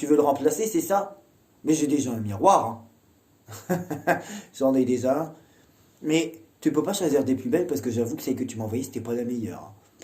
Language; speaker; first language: French; native; French